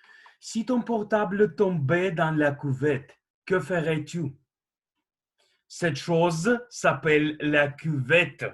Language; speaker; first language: French; non-native, fluent; Russian